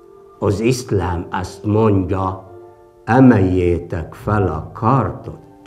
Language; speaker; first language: Hungarian; non-native, fluent; Arabic